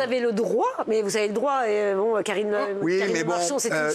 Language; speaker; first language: French; native; French